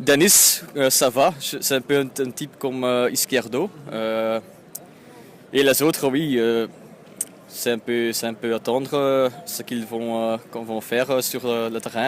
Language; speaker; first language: French; non-native, local second language; Dutch